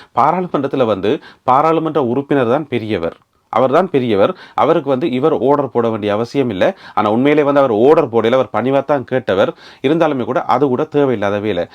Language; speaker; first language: Tamil; native; Tamil